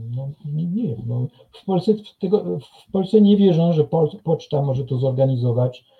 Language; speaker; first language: Polish; non-native, fluent; French